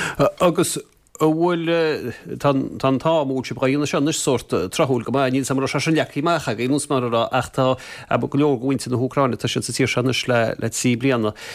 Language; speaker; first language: Irish; native; Irish